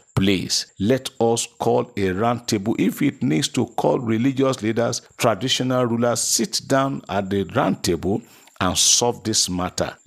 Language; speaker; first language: English; non-native, local second language; Yoruba